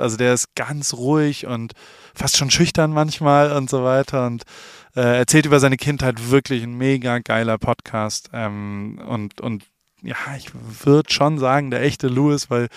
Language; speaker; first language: German; native; German